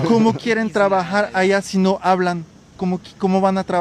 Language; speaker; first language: Spanish; non-native, learner; French